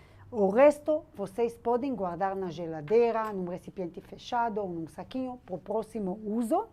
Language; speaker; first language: Portuguese; non-native, fluent; Hebrew